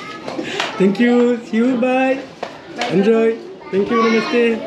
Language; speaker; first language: English; non-native, learner; French